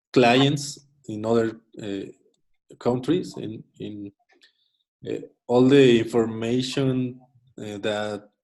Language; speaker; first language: English; non-native, learner; Spanish